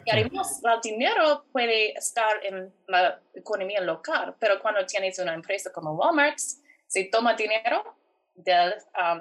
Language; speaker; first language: Spanish; non-native, fluent; English